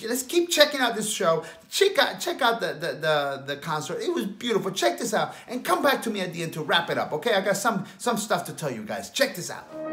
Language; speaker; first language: English; early bilingual, other home language; Spanish